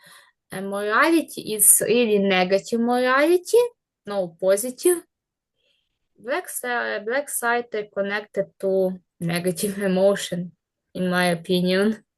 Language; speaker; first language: English; non-native, learner; Ukrainian